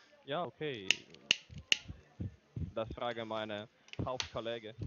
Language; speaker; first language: German; non-native, learner; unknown